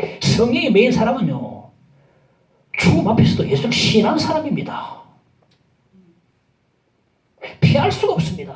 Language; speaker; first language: Korean; native; Korean